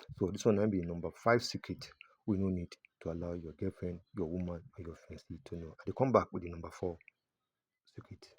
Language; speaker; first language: Nigerian Pidgin; non-native, local second language; Yoruba